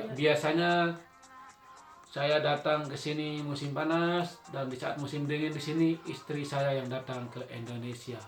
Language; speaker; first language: Indonesian; non-native, local second language; Sasak